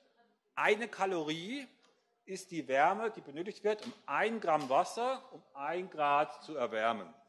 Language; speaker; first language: German; native; German